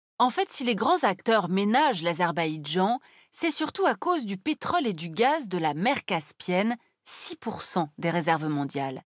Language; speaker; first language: French; native; French